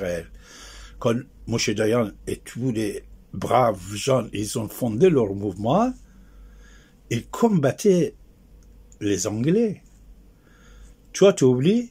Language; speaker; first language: French; non-native, fluent; Persian